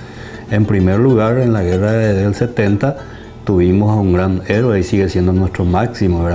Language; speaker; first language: Spanish; native; Spanish